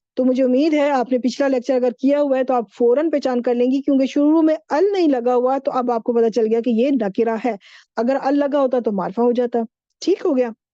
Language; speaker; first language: Urdu; native; Urdu